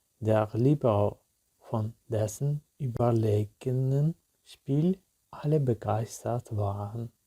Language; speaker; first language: German; non-native, learner; Ukrainian